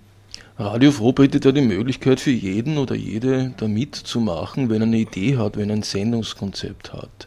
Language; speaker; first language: German; native; German